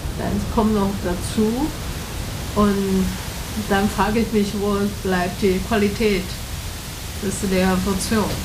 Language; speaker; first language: German; non-native, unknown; Chinese